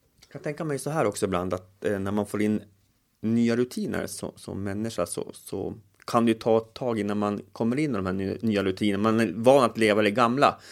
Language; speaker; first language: Swedish; native; Swedish